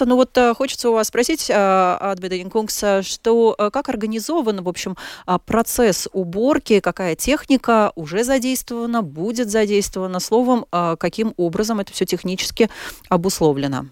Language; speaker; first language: Russian; native; Russian